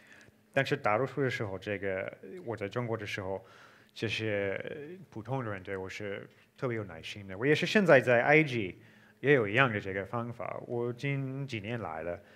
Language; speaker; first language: Chinese; non-native, fluent; English